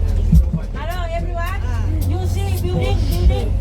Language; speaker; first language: English; non-native, learner; Thai